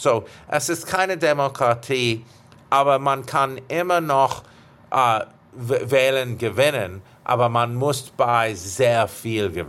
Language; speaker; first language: German; non-native, fluent; English